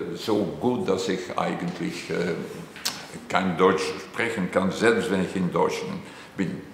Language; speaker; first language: German; non-native, fluent; French